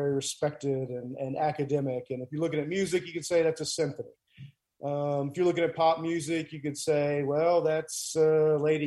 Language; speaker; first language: English; native; English